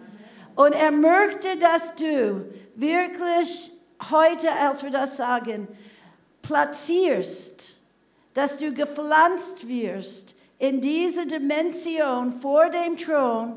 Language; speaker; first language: German; non-native, fluent; English